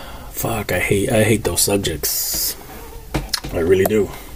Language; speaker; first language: English; early bilingual, other home language; Spanish